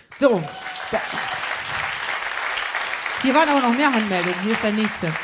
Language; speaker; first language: German; native; German